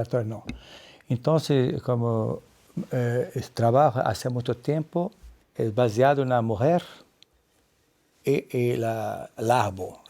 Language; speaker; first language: Spanish; non-native, learner; Portuguese